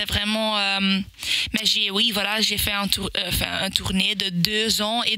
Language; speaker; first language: French; non-native, local second language; Dutch